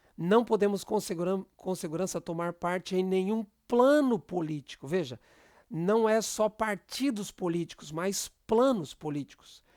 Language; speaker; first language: Portuguese; native; Portuguese